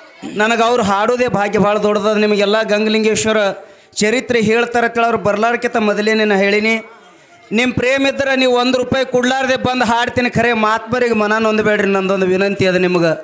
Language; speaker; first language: Kannada; native; Kannada